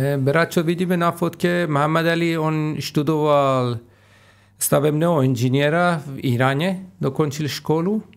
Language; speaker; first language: Slovak; non-native, fluent; Persian